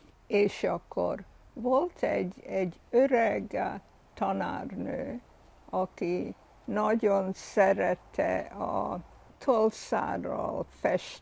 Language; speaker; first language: Hungarian; early bilingual, heritage; Hungarian